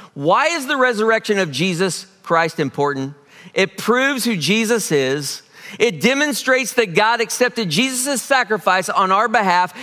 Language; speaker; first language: English; native; English